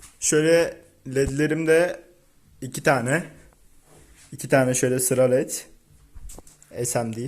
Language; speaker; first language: Turkish; native; Turkish